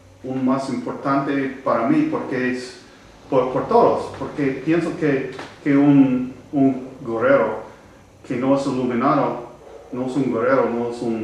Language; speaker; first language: Spanish; non-native, learner; English